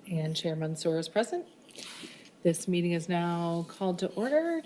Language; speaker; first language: English; early bilingual, other home language; Arabic